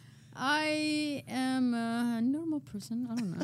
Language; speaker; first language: English; non-native, fluent; Arabic